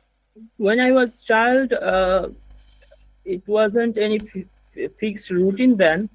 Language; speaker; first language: English; non-native, learner; Bangla